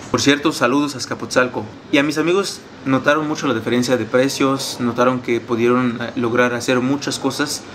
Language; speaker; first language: Spanish; non-native, fluent; Arabic